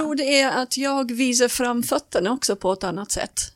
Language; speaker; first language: Swedish; non-native, fluent; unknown